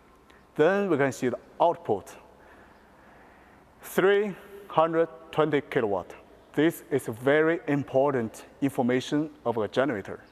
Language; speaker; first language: English; non-native, fluent; Chinese